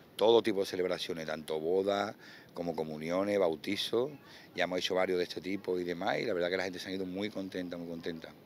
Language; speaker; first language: Spanish; native; Spanish